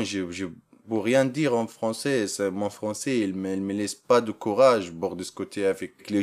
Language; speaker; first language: French; non-native, learner; Arabic